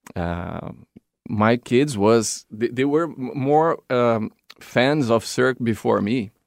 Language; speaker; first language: English; non-native, fluent; Portuguese